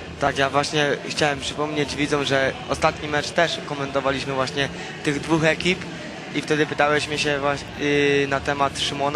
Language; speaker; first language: Polish; native; Polish